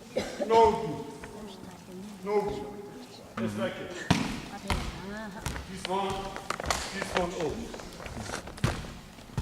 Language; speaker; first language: English; non-native, learner; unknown